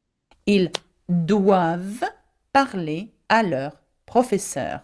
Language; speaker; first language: French; non-native, fluent; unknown